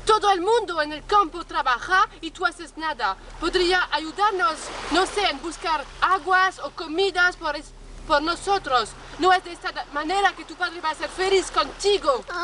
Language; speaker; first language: Spanish; non-native, learner; French